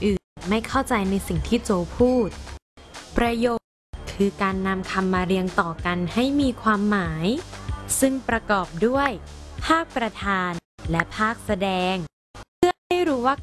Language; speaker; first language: Thai; native; Thai